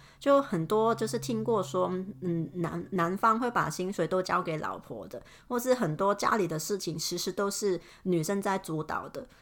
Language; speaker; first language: Chinese; non-native, local second language; Cantonese